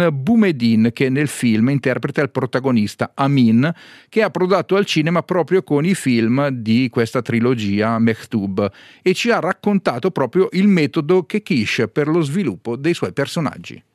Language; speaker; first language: Italian; native; Italian